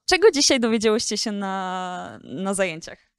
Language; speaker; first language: Polish; native; Polish